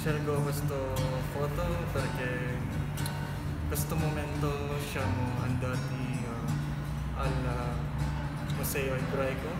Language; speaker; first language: Italian; non-native, learner; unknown